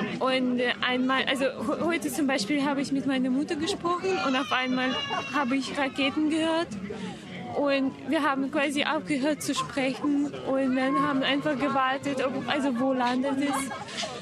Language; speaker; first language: German; non-native, fluent; Ukrainian